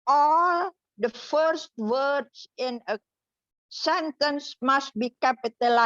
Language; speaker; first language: English; non-native, fluent; Indonesian